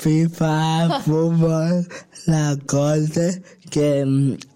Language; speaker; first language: Catalan; non-native, local second language; Spanish